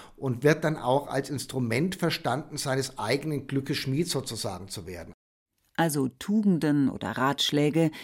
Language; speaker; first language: German; native; German